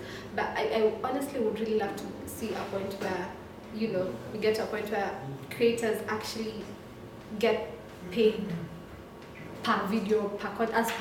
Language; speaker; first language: English; non-native, local second language; Swahili